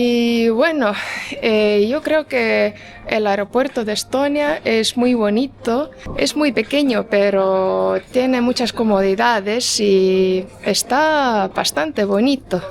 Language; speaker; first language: Spanish; non-native, fluent; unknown